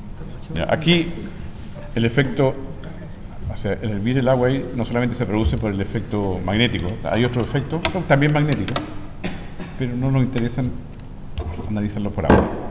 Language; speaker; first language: Spanish; native; Spanish